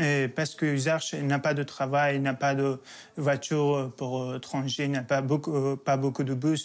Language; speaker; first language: French; non-native, learner; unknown